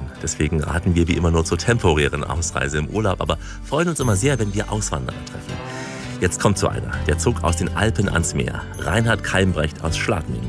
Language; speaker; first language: German; native; German